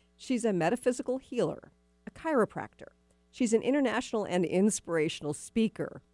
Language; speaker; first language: English; native; English